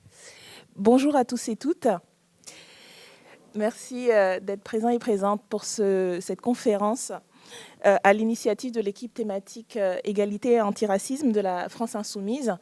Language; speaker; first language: French; native; French